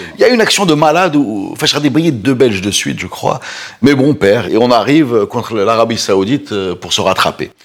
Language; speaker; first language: French; non-native, local second language; Arabic